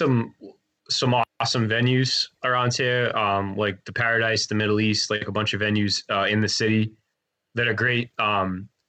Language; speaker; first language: English; native; English